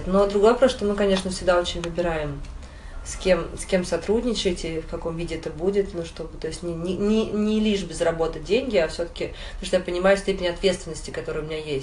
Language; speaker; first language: Russian; native; Russian